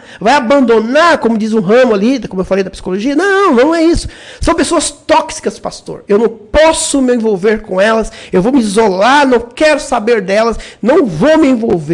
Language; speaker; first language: Portuguese; native; Portuguese